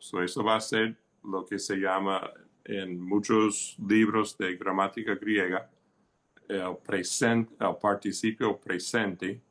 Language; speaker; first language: Spanish; early bilingual, heritage; Spanish